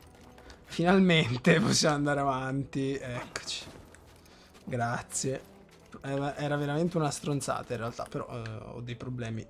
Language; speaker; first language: Italian; native; Italian